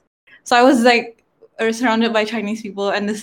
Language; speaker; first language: English; non-native, fluent; Malay